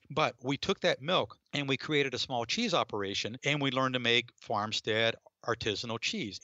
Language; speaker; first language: English; native; English